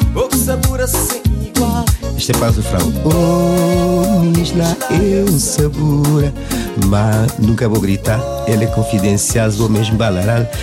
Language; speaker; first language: Portuguese; non-native, local second language; Kabuverdianu